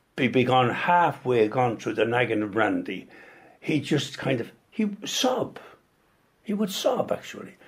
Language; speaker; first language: English; native; English